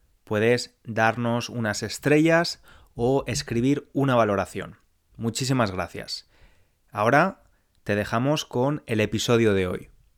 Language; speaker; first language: Spanish; native; Spanish